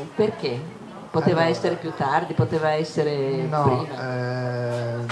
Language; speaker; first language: Italian; native; Italian